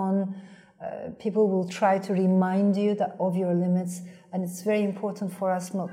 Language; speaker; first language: English; non-native, fluent; Turkish